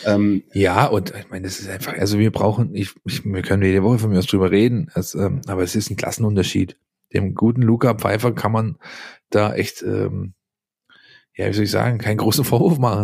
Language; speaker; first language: German; native; German